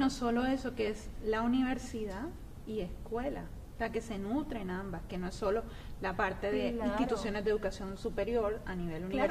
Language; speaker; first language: Spanish; native; Spanish